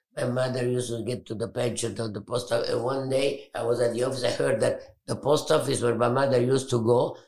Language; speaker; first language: English; non-native, fluent; Arabic